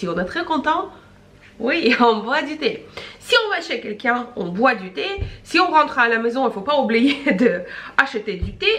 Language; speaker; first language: French; non-native, fluent; Russian